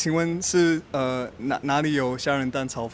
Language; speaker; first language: Chinese; non-native, learner; English